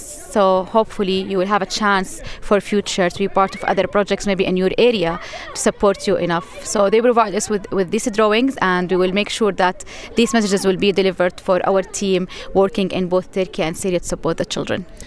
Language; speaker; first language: English; non-native, fluent; Arabic